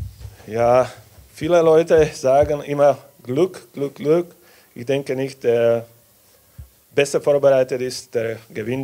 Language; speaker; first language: German; non-native, fluent; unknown